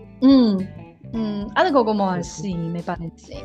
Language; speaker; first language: Spanish; non-native, learner; Chinese